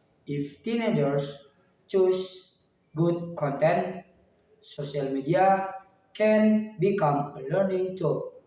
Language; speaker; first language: English; non-native, learner; Indonesian